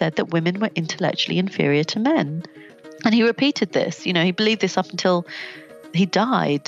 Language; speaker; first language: English; native; English